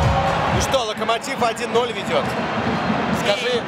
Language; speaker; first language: Russian; native; Russian